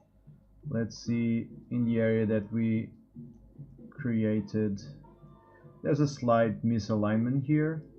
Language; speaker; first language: English; non-native, fluent; Portuguese